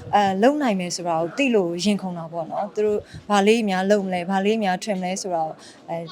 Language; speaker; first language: Burmese; native; Burmese